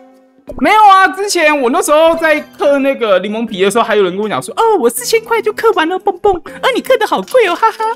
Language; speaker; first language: Chinese; native; Chinese